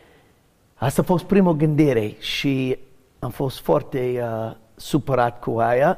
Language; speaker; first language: Romanian; non-native, learner; English